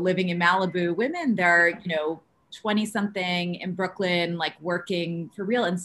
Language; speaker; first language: English; native; English